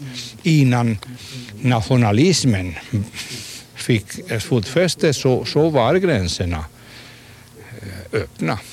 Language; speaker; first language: Swedish; non-native, fluent; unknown